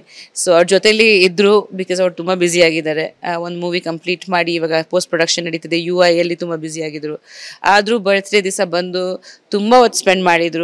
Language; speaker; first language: Kannada; non-native, fluent; Bangla